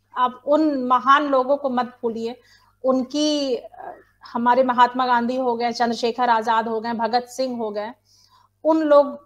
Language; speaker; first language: Hindi; native; Hindi